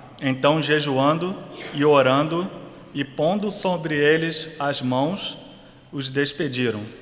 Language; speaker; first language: Portuguese; native; Portuguese